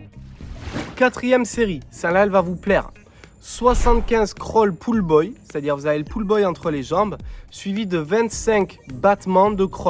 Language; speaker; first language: French; native; French